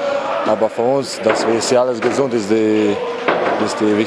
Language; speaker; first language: German; non-native, learner; Croatian